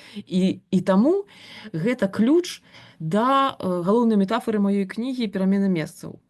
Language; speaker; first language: Belarusian; non-native, local second language; Russian